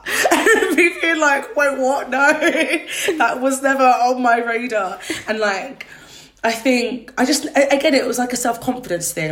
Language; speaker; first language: English; native; English